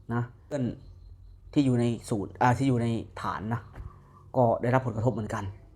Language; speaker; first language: Thai; native; Thai